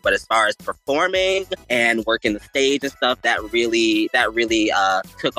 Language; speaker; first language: English; native; English